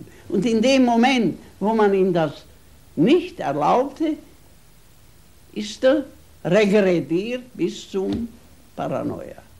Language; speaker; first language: German; non-native, fluent; Hungarian